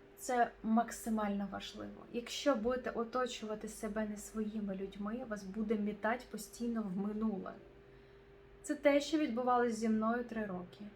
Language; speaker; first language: Ukrainian; non-native, local second language; Russian